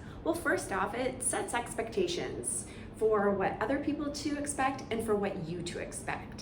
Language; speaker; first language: English; native; English